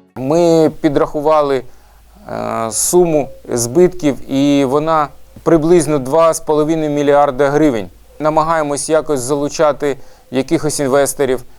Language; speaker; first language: Ukrainian; native; Ukrainian